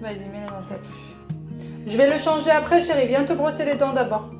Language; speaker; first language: French; native; French